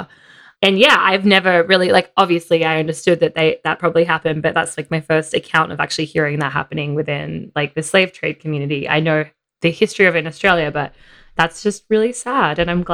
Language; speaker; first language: English; native; English